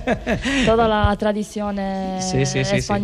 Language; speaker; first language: Spanish; non-native, learner; Italian